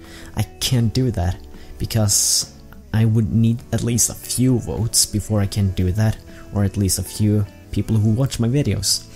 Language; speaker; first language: English; native; English